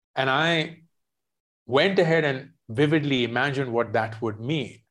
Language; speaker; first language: English; non-native, local second language; Hindi